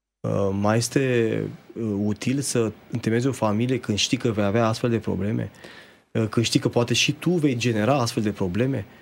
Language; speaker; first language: Romanian; native; Romanian